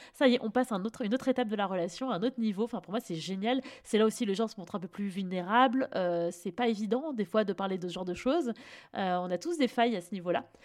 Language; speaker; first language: French; native; French